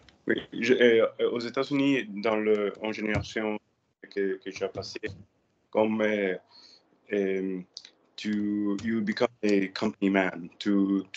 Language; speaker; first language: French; non-native, learner; Spanish